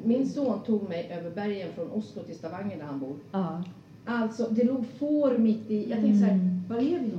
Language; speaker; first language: Swedish; native; Swedish